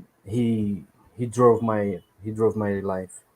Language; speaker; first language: English; non-native, learner; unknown